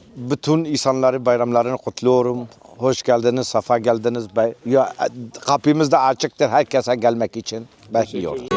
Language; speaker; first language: Turkish; non-native, local second language; Kurdish